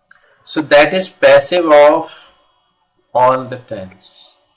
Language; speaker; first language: English; non-native, local second language; Hindi